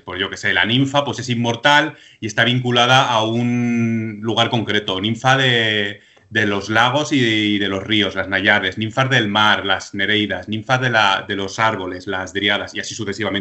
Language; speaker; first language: Spanish; native; Spanish